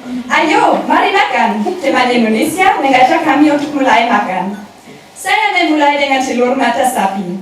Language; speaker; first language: Indonesian; non-native, learner; German